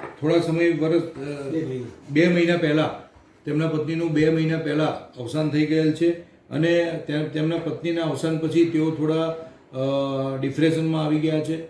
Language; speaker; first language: Gujarati; native; Gujarati